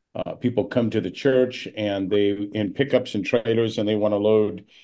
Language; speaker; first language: English; native; English